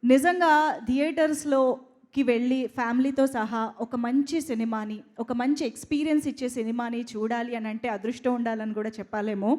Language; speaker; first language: Telugu; native; Telugu